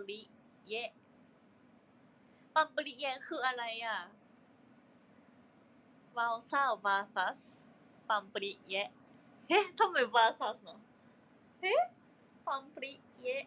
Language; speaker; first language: Thai; non-native, fluent; Japanese